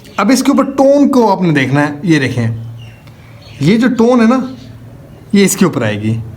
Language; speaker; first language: Urdu; native; Urdu